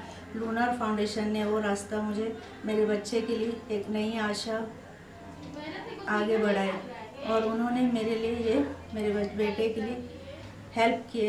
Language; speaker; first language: Hindi; non-native, local second language; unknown